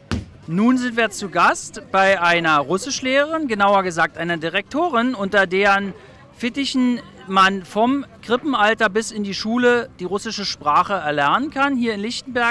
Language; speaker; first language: German; native; German